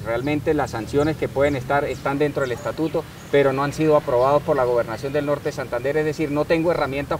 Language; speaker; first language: Spanish; native; Spanish